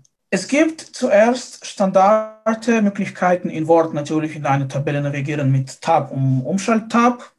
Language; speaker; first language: German; non-native, fluent; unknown